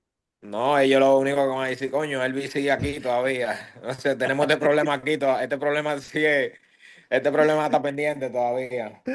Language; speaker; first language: Spanish; native; Spanish